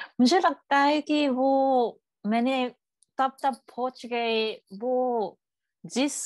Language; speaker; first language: Hindi; non-native, learner; Japanese